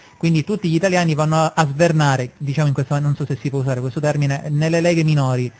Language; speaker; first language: Italian; native; Italian